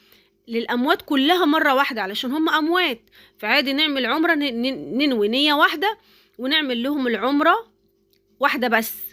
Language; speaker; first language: Arabic; native; Arabic